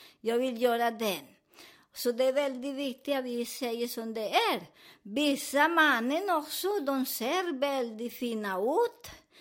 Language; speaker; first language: Swedish; non-native, fluent; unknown